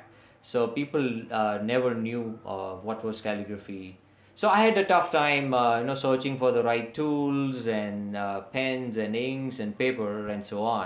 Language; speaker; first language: English; native; English